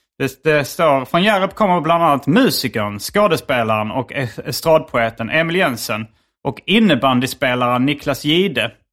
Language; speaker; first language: Swedish; native; Swedish